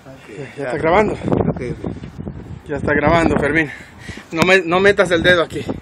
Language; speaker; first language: Spanish; native; Spanish